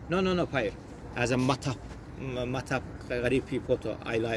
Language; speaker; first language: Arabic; non-native, learner; Azerbaijani